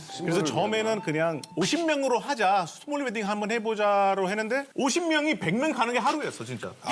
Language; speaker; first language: Korean; non-native, fluent; Hindi